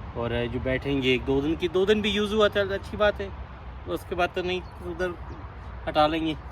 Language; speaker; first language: Hindi; non-native, fluent; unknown